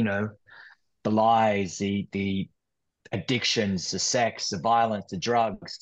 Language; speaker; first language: English; native; English